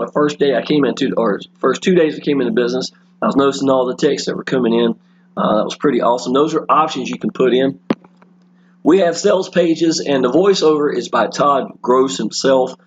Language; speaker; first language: English; native; English